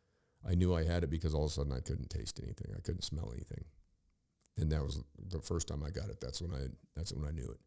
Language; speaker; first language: English; native; English